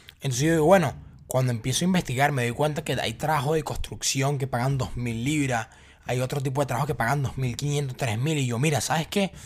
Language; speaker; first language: Spanish; native; Spanish